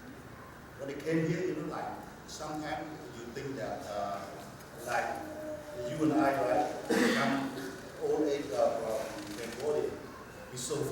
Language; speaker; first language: English; non-native, learner; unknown